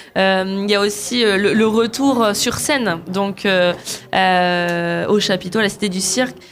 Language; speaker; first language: French; native; French